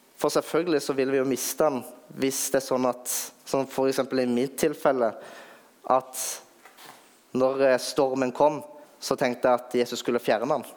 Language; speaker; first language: Norwegian; native; Norwegian